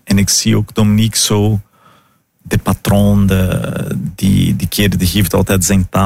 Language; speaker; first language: Dutch; non-native, fluent; Portuguese